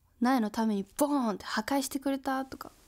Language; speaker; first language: Japanese; native; Japanese